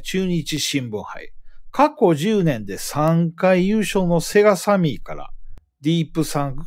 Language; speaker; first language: Japanese; native; Japanese